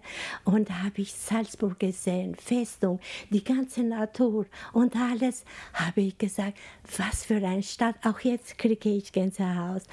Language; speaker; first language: German; non-native, fluent; Albanian